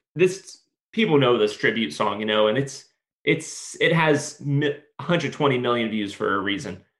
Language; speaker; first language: English; native; English